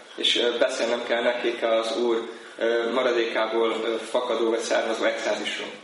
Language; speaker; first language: Hungarian; native; Hungarian